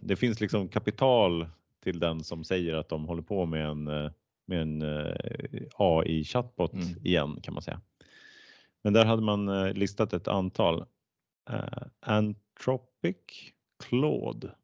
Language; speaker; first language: Swedish; native; Swedish